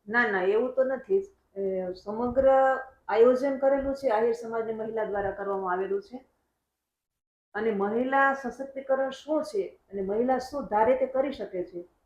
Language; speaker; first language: Gujarati; native; Gujarati